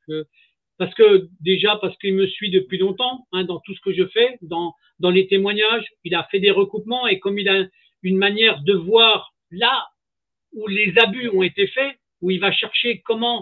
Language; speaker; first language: French; native; French